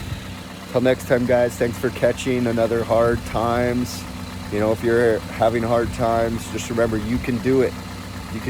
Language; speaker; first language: English; native; English